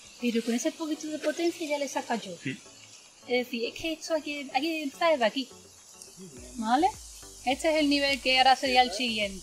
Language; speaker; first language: Spanish; native; Spanish